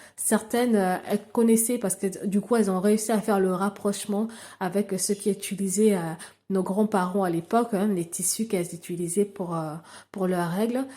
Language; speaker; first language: French; non-native, local second language; Lingala